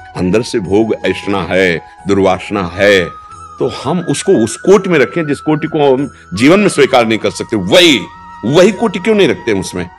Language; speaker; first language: Hindi; native; Hindi